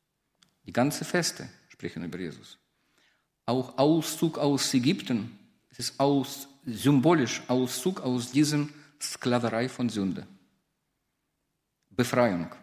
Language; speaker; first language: German; non-native, fluent; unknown